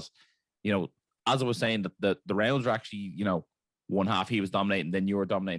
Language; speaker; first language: English; native; English